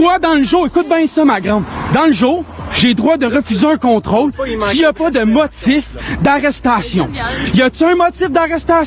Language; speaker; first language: French; native; French